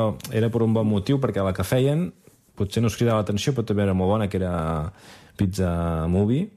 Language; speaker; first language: Catalan; native; Catalan